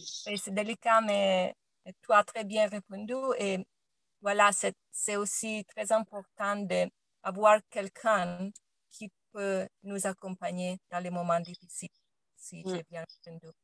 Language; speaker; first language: French; non-native, learner; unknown